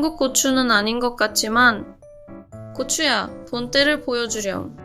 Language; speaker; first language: Korean; non-native, fluent; French